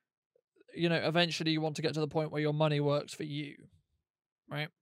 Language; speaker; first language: English; native; English